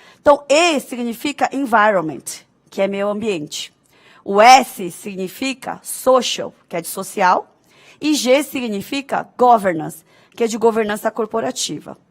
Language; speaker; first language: Portuguese; early bilingual, other home language; Korean